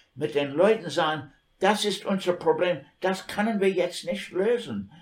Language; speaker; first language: German; non-native, fluent; English